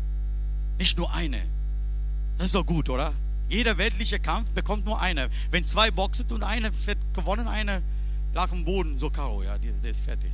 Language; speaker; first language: German; non-native, learner; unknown